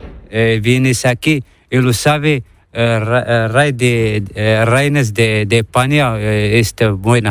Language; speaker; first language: Spanish; non-native, learner; Arabic